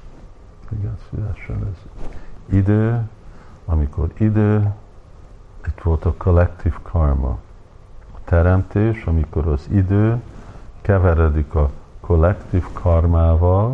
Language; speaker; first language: Hungarian; early bilingual, heritage; Hungarian